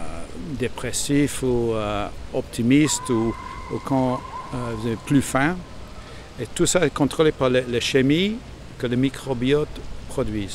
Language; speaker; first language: French; non-native, fluent; English